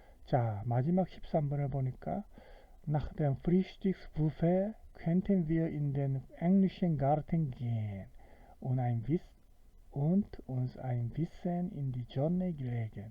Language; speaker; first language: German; non-native, fluent; Korean